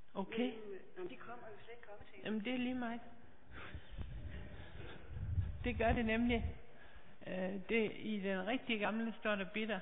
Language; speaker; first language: Danish; native; Danish